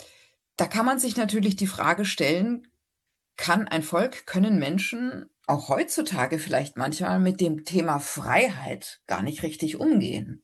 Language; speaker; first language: German; native; German